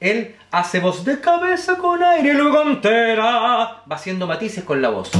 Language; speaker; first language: Spanish; native; Spanish